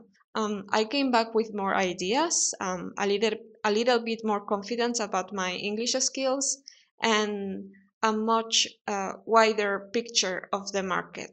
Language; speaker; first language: English; non-native, fluent; Spanish